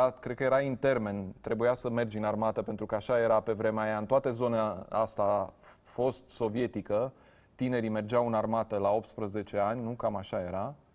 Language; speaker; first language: Romanian; native; Romanian